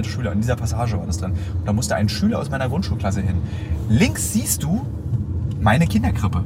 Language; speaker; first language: German; native; German